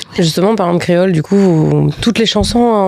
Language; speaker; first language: French; native; French